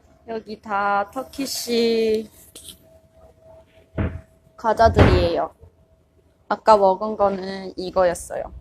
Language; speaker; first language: Korean; non-native, fluent; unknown